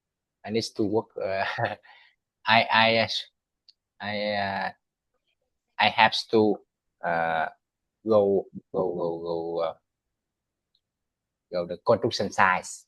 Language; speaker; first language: English; non-native, learner; Vietnamese